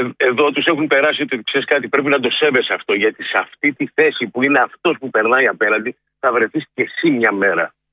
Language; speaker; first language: Greek; native; Greek